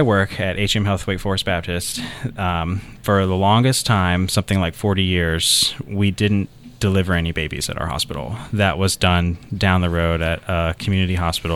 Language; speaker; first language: English; native; English